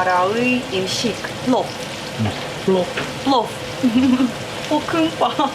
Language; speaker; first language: Korean; non-native, learner; Russian